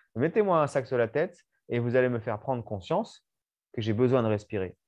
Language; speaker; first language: French; native; French